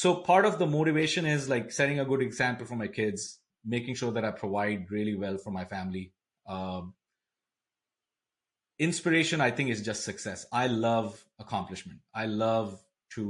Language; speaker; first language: English; non-native, local second language; Hindi